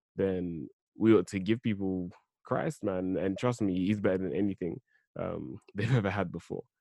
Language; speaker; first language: English; native; English